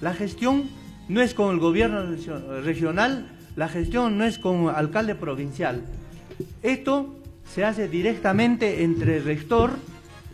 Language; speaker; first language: Spanish; native; Spanish